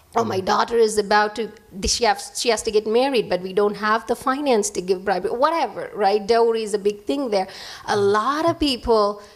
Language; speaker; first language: English; non-native, local second language; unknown